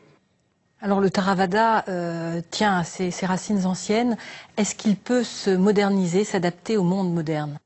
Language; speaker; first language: French; native; French